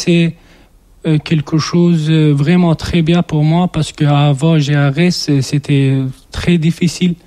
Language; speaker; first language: French; non-native, learner; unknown